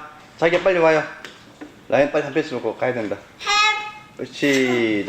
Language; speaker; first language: Korean; native; Korean